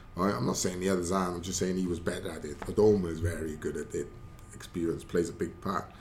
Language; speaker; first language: English; native; English